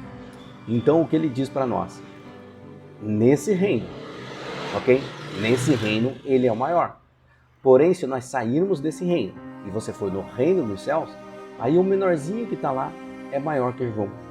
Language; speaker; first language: Portuguese; native; Portuguese